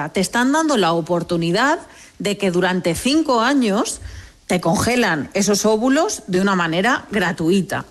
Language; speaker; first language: Spanish; native; Spanish